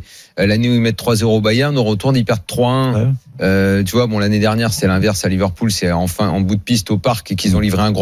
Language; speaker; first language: French; native; French